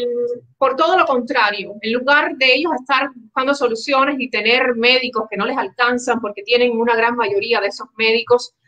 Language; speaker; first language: Spanish; native; Spanish